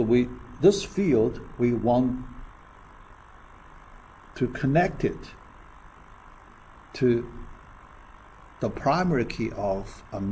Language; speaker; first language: English; non-native, fluent; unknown